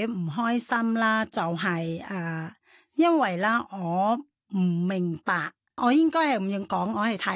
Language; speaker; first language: Cantonese; non-native, fluent; Thai